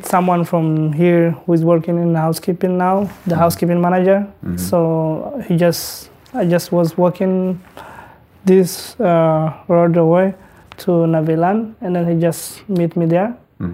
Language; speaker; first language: English; non-native, learner; Tigrinya